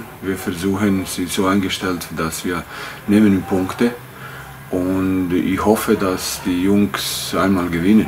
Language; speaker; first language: German; non-native, fluent; Bosnian